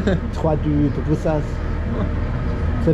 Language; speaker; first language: French; non-native, learner; Spanish